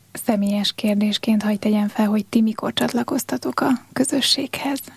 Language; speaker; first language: Hungarian; native; Hungarian